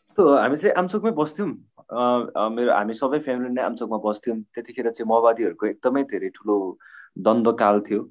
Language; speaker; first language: Nepali; non-native, local second language; Limbu